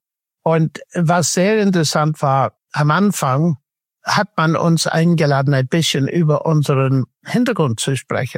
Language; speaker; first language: German; non-native, fluent; English